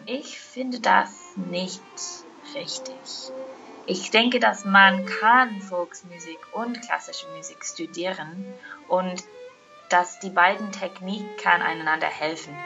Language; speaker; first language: German; non-native, learner; English